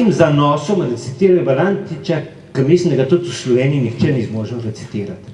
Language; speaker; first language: Slovenian; early bilingual, heritage; Slovenian